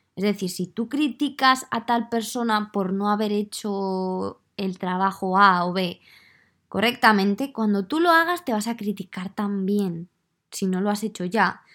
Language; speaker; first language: Spanish; native; Spanish